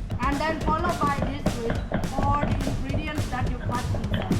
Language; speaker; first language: English; non-native, fluent; Thai